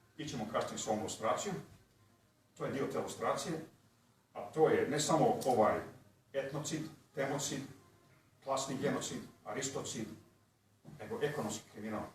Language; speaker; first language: Bosnian; early bilingual, heritage; Croatian